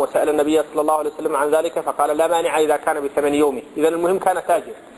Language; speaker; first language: Arabic; native; Arabic